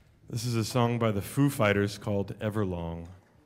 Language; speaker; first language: English; native; English